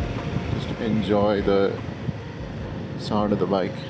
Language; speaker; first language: English; non-native, local second language; Malayalam